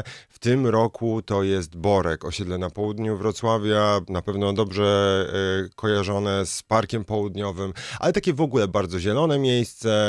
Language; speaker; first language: Polish; native; Polish